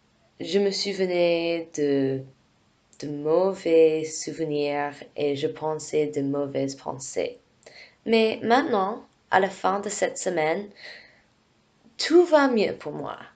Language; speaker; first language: French; non-native, fluent; English